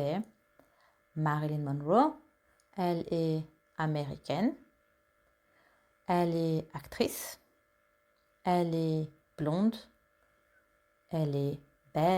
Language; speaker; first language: French; non-native, fluent; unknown